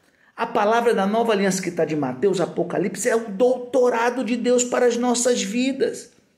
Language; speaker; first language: Portuguese; native; Portuguese